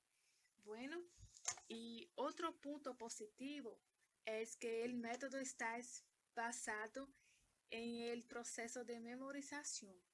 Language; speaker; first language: Spanish; non-native, learner; Portuguese